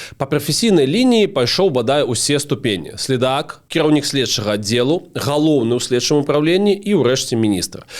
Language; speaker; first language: Belarusian; non-native, local second language; Russian